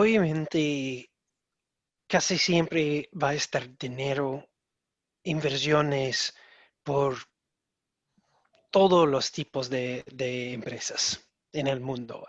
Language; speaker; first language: Spanish; non-native, learner; English